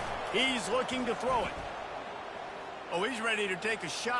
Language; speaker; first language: English; native; English